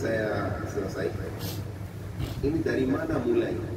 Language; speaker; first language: Indonesian; non-native, fluent; Urdu